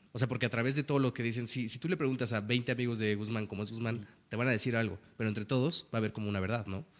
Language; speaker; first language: Spanish; native; Spanish